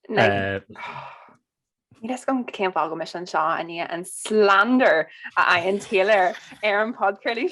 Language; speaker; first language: Irish; non-native, local second language; English